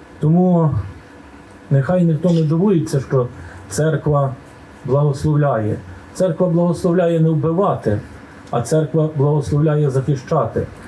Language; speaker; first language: Ukrainian; native; Ukrainian